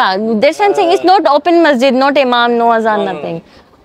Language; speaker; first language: English; non-native, learner; Hindi